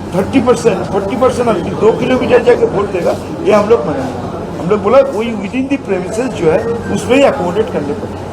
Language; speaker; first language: Hindi; non-native, local second language; Bangla